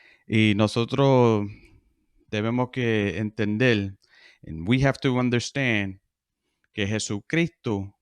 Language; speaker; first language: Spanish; early bilingual, heritage; Spanish